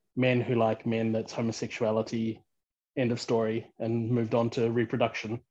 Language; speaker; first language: English; early bilingual, other home language; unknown